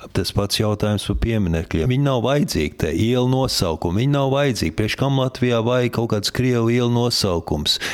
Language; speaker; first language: Latvian; early bilingual, heritage; Latvian